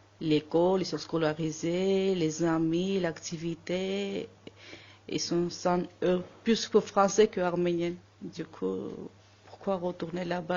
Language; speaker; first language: French; non-native, learner; Armenian